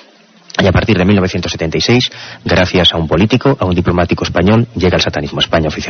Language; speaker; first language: Spanish; native; Spanish